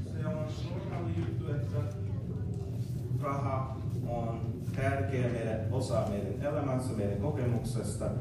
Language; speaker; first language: Finnish; non-native, learner; English